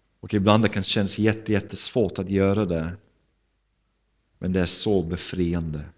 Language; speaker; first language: Swedish; non-native, fluent; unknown